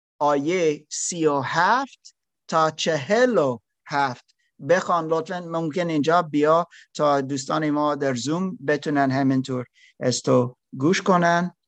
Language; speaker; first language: Persian; non-native, learner; German